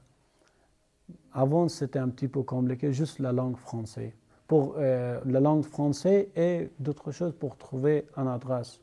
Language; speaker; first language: French; non-native, learner; Persian